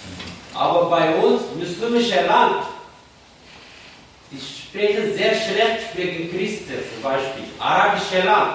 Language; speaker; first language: German; non-native, learner; Kurdish